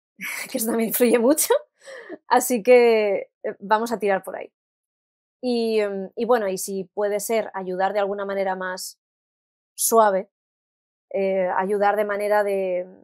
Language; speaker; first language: Spanish; native; Spanish